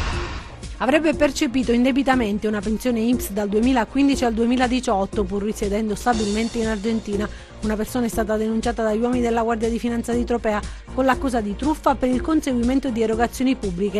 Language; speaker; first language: Italian; native; Italian